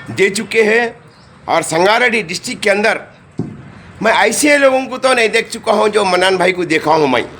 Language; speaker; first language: Hindi; non-native, local second language; Urdu